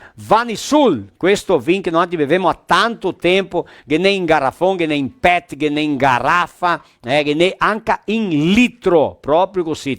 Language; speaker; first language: Italian; early bilingual, heritage; Portuguese